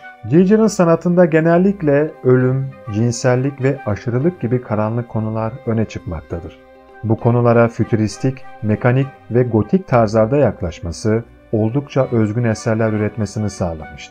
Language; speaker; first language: Turkish; native; Turkish